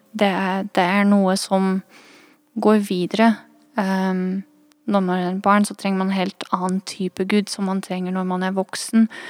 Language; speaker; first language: Norwegian; non-native, fluent; Dutch